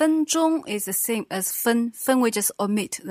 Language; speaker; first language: English; non-native, fluent; Chinese